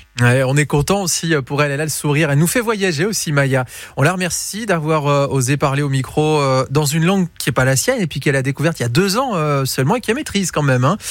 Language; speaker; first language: French; native; French